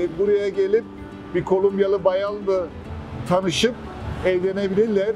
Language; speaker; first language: Turkish; early bilingual, heritage; Turkish